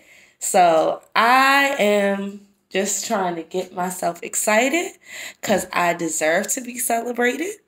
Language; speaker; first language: English; native; English